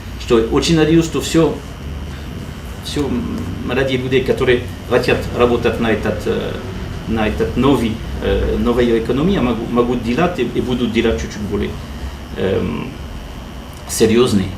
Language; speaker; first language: Russian; non-native, learner; French